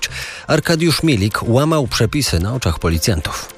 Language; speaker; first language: Polish; native; Polish